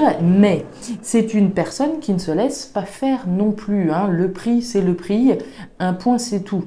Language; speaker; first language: French; native; French